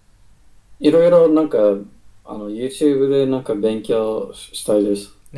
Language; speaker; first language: Japanese; non-native, learner; English